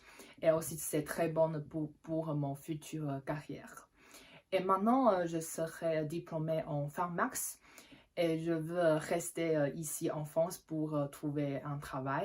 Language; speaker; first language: French; non-native, fluent; Chinese